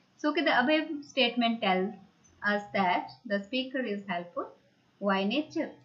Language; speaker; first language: English; non-native, local second language; Hindi